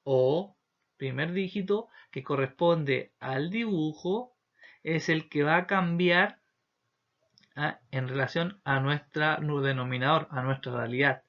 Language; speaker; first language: Spanish; native; Spanish